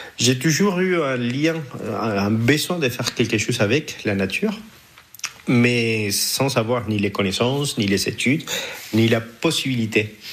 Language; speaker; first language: French; non-native, fluent; Spanish